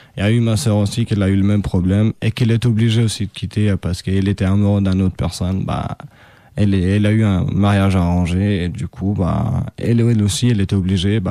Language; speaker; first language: French; non-native, fluent; Albanian